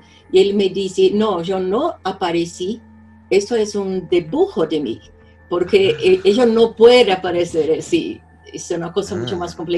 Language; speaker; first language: Spanish; non-native, fluent; Portuguese